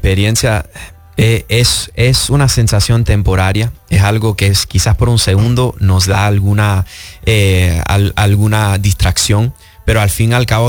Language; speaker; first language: Spanish; early bilingual, heritage; Spanish